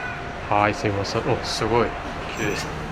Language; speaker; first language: Japanese; non-native, learner; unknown